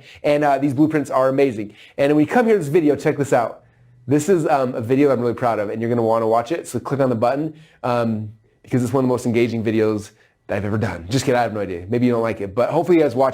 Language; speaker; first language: English; native; English